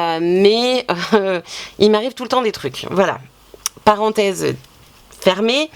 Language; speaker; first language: French; native; French